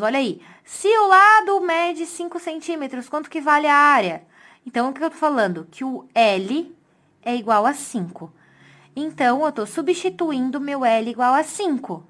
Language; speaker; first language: Portuguese; native; Portuguese